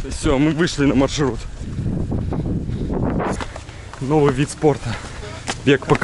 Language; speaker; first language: Russian; native; Russian